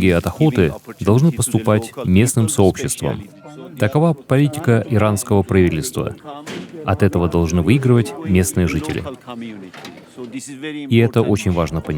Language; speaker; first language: Russian; native; Russian